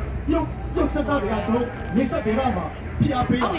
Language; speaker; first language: Burmese; non-native, local second language; Kachin